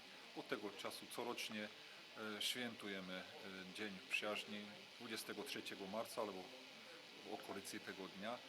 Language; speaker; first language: Polish; non-native, fluent; Hungarian